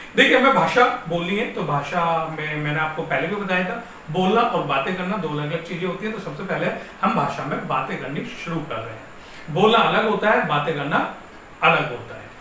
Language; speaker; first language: Hindi; native; Hindi